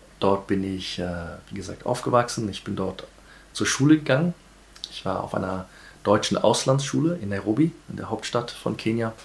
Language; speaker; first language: German; early bilingual, heritage; German